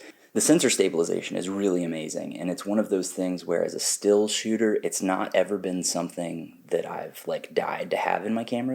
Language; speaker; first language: English; native; English